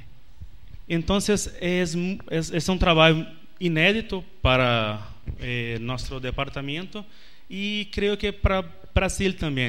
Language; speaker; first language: Spanish; non-native, learner; Portuguese